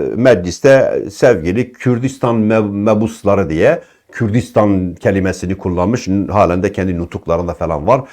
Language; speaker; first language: Turkish; native; Turkish